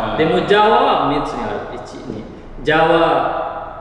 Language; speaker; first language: Japanese; non-native, learner; Indonesian